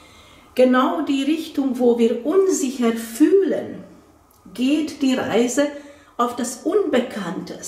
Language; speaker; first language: German; non-native, fluent; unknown